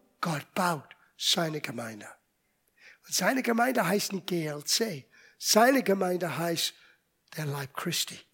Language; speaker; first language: German; non-native, fluent; English